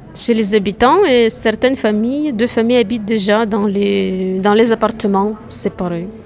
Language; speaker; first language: French; non-native, fluent; Russian